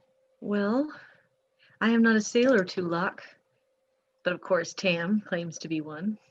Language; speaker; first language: English; native; English